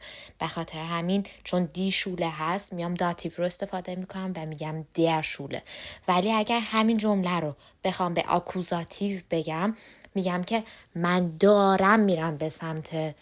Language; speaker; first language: Persian; native; Persian